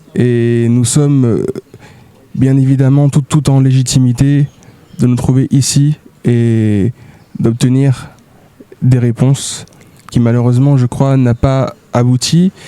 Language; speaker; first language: French; native; French